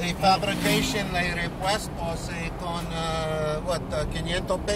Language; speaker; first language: Spanish; non-native, learner; English